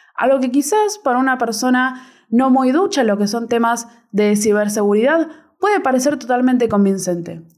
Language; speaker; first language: Spanish; native; Spanish